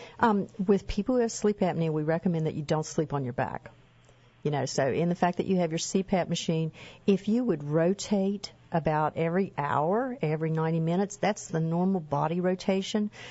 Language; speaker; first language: English; native; English